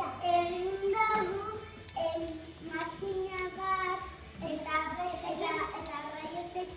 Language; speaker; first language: Basque; non-native, local second language; Spanish